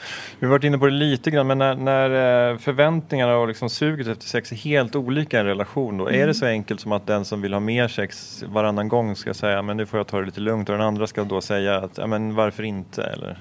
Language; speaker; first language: Swedish; native; Swedish